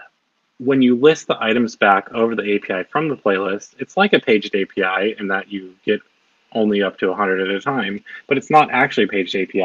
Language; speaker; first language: English; native; English